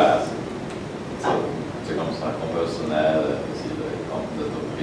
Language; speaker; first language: French; non-native, learner; Polish